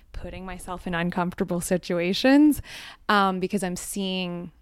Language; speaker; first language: English; early bilingual, other home language; Gujarati